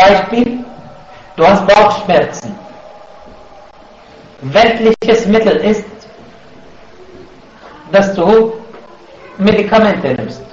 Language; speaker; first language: German; non-native, fluent; Arabic